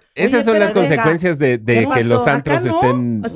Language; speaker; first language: Spanish; native; Spanish